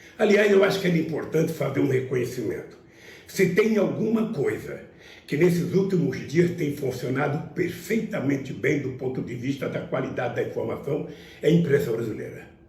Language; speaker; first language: Portuguese; native; Portuguese